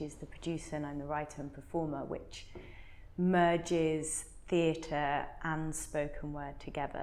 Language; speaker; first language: English; native; English